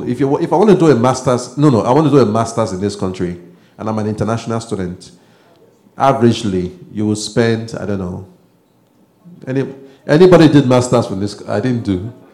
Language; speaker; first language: English; non-native, local second language; Yoruba